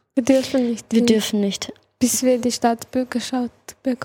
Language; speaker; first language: German; early bilingual, other home language; Chechen